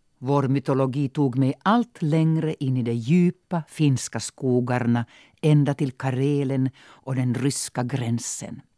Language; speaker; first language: Swedish; non-native, local second language; Finnish